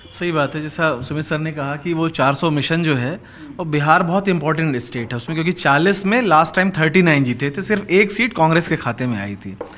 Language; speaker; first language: Hindi; native; Hindi